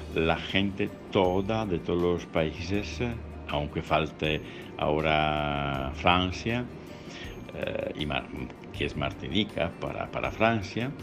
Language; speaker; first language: Spanish; non-native, learner; Italian